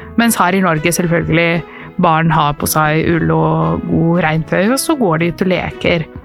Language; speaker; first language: Norwegian; non-native, fluent; Serbian